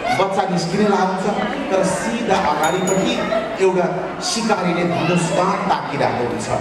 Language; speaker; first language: Nepali; native; Nepali